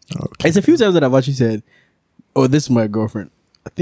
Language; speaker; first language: English; non-native, local second language; Akan